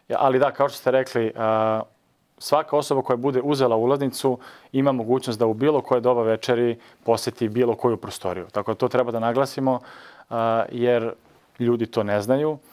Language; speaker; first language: Bosnian; early bilingual, other home language; Serbian